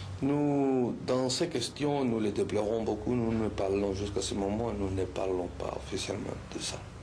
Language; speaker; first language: French; non-native, fluent; Spanish